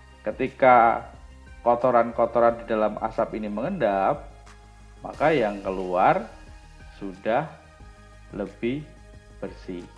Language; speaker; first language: Indonesian; native; Indonesian